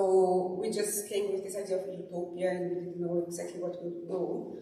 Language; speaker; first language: English; non-native, fluent; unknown